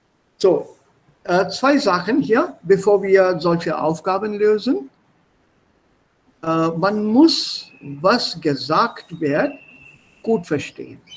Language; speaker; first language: German; non-native, fluent; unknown